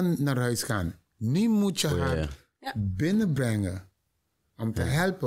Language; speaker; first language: Dutch; non-native, learner; Papiamento